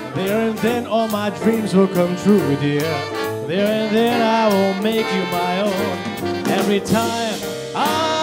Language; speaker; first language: English; native; English